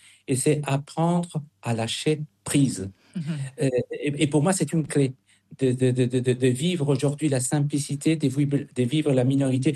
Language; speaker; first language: French; non-native, fluent; Spanish